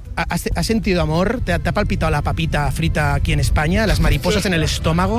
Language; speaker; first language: Spanish; native; Spanish